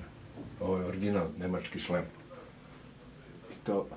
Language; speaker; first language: Bosnian; native; Bosnian